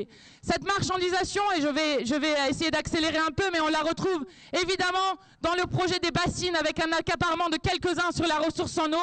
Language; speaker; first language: French; native; French